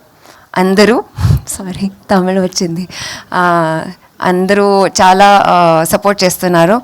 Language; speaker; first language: Telugu; non-native, local second language; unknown